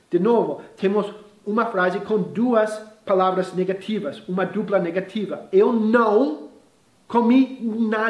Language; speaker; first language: Portuguese; non-native, fluent; English